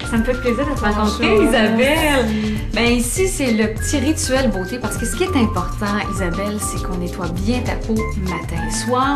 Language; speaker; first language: French; native; French